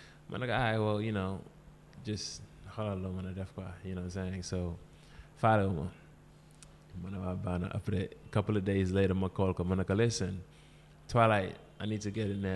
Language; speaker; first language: English; non-native, fluent; Wolof